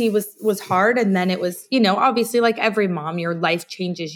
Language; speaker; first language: English; native; English